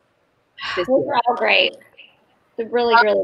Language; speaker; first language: English; native; English